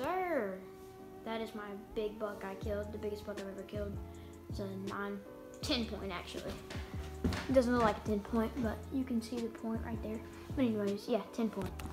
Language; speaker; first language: English; native; English